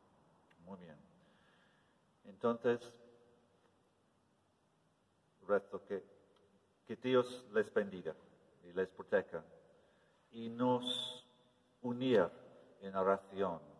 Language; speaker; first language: Spanish; non-native, learner; English